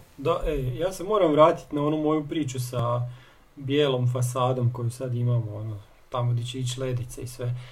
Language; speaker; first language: Croatian; native; Croatian